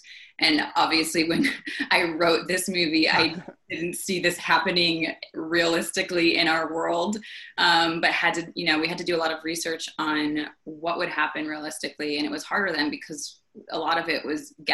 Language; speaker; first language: English; native; English